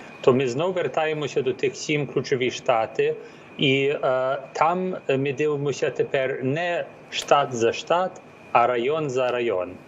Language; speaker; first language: Ukrainian; early bilingual, heritage; Ukrainian